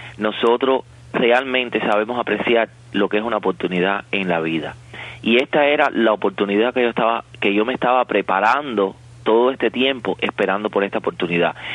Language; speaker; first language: Spanish; native; Spanish